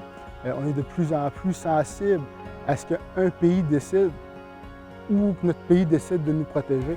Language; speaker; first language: French; native; French